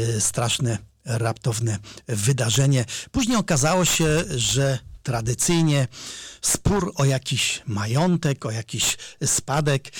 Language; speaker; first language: Polish; native; Polish